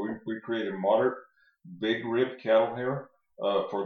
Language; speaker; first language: English; native; English